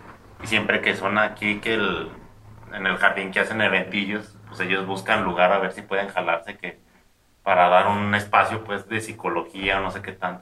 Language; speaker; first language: Spanish; native; Spanish